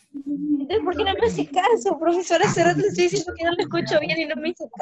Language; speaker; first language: Spanish; native; Spanish